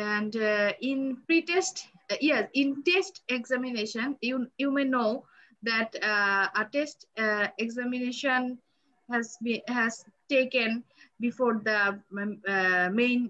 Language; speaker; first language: English; non-native, learner; Bangla